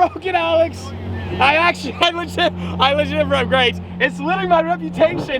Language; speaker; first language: English; native; English